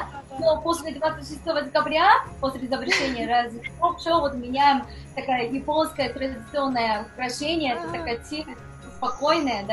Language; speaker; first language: Russian; non-native, fluent; Japanese